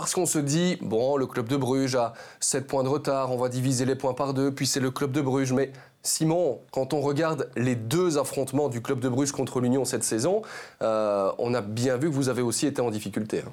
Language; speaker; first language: French; native; French